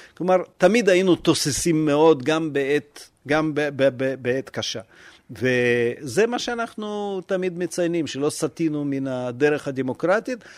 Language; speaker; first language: Hebrew; non-native, fluent; Russian